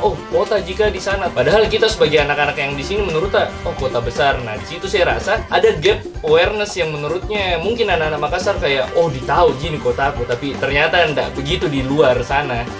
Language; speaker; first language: Indonesian; native; Indonesian